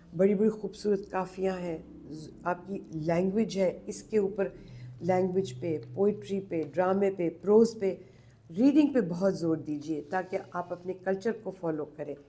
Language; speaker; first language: Urdu; non-native, local second language; Punjabi